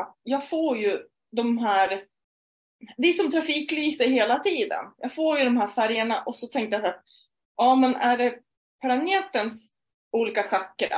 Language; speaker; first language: Swedish; native; Swedish